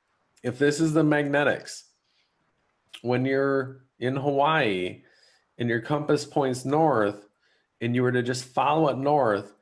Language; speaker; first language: English; native; English